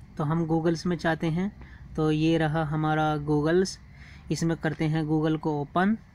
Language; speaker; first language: Hindi; native; Hindi